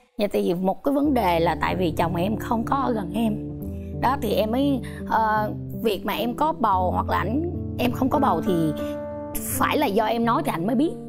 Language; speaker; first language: Vietnamese; non-native, local second language; Khmer